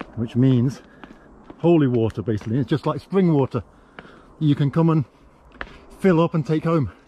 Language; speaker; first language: English; native; English